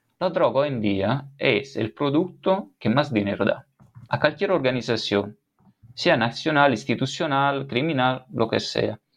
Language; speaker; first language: Spanish; non-native, fluent; Italian